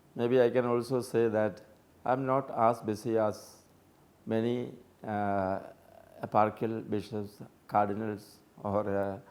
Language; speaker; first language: English; non-native, local second language; Malayalam